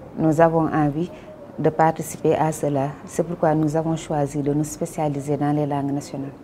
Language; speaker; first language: French; non-native, local second language; Wolof